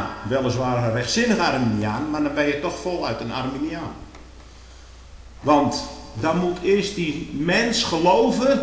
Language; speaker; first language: Dutch; native; Dutch